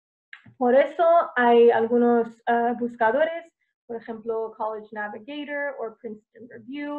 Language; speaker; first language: Spanish; non-native, fluent; English